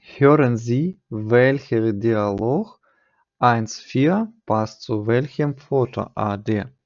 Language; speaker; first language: German; non-native, fluent; Ukrainian